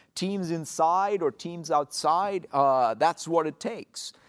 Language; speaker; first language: English; non-native, local second language; Telugu